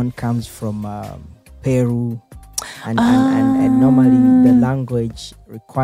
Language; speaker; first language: English; non-native, local second language; Ganda